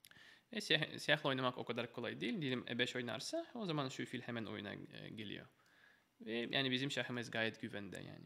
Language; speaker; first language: Turkish; non-native, fluent; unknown